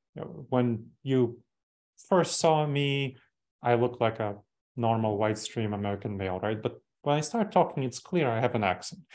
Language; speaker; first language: English; early bilingual, other home language; Russian